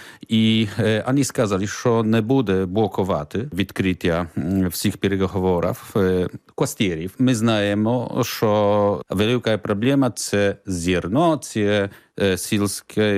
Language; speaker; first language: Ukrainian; non-native, learner; Polish